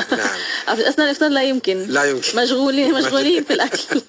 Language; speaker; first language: Arabic; non-native, fluent; Malay